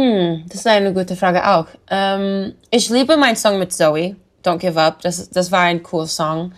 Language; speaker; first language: German; non-native, learner; English